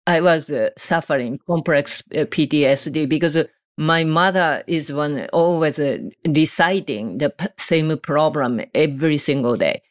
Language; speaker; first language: English; non-native, learner; Japanese